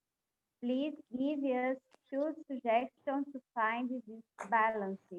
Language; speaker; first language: English; non-native, learner; Portuguese